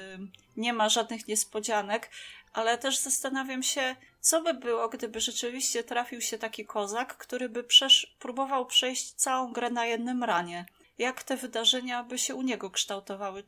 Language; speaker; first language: Polish; native; Polish